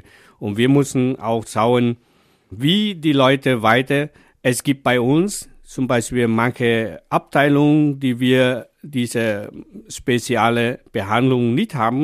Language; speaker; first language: German; non-native, fluent; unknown